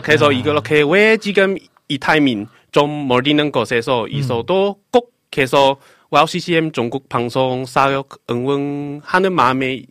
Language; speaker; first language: Korean; non-native, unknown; Chinese